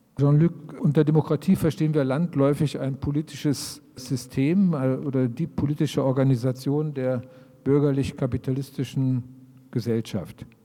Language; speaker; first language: German; native; German